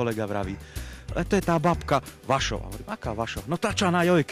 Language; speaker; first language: Slovak; native; Slovak